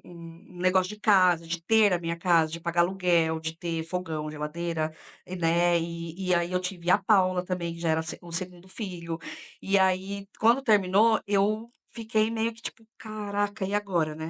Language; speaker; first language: Portuguese; native; Portuguese